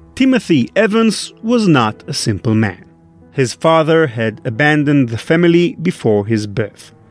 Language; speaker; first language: English; non-native, fluent; Hebrew